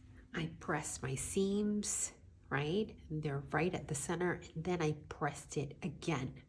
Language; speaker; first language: English; native; English